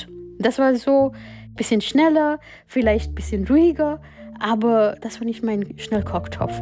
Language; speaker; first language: German; non-native, fluent; Gujarati